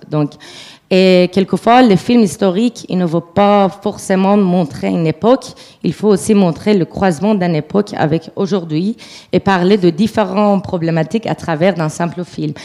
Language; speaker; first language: French; non-native, fluent; Persian